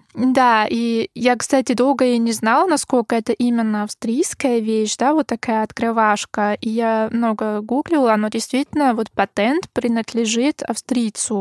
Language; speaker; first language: Russian; non-native, fluent; German